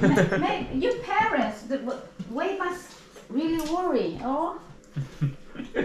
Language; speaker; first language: English; non-native, learner; Swedish